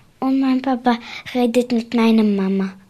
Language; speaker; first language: German; early bilingual, other home language; Arabic